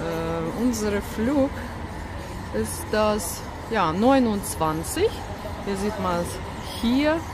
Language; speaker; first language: German; non-native, learner; Russian